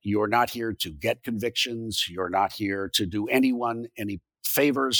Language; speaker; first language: English; native; English